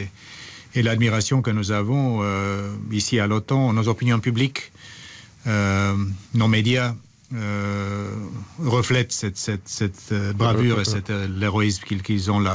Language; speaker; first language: French; non-native, fluent; Romanian